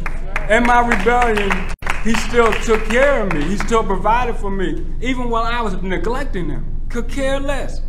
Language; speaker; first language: English; native; English